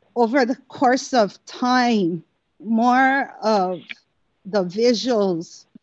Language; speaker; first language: English; native; English